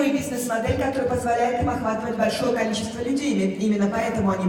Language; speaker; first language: Russian; native; Russian